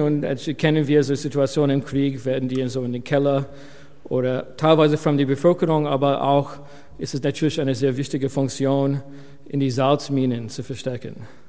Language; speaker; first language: German; non-native, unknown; English